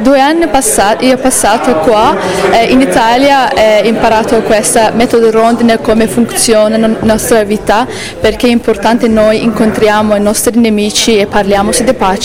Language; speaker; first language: Italian; non-native, learner; Azerbaijani